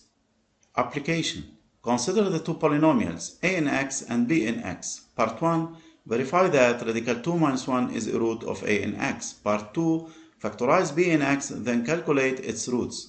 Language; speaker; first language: English; non-native, local second language; Arabic